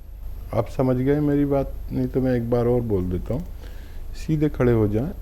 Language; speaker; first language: Hindi; native; Hindi